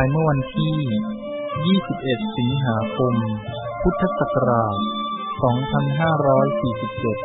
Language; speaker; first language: Thai; native; Thai